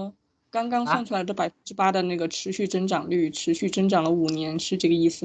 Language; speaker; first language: Chinese; native; Chinese